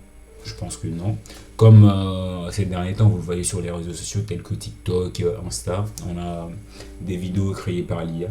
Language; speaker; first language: French; native; French